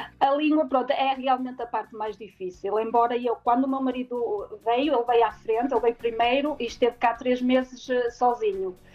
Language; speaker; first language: Portuguese; native; Portuguese